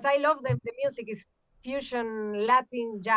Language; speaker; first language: English; non-native, learner; Spanish